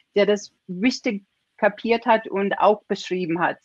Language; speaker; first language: German; non-native, fluent; English